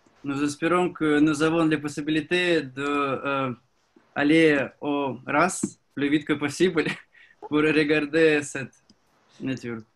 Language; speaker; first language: French; non-native, learner; Russian